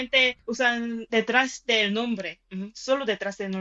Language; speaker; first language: Spanish; non-native, fluent; Korean